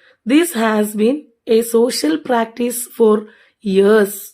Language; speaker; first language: English; non-native, local second language; Malayalam